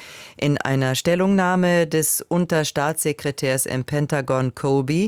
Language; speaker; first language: German; native; German